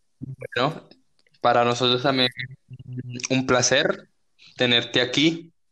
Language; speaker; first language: Spanish; native; Spanish